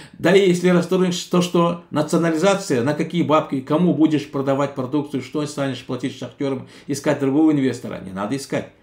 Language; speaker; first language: Russian; non-native, local second language; Kazakh